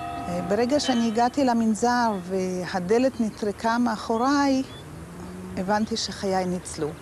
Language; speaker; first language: Hebrew; non-native, fluent; Polish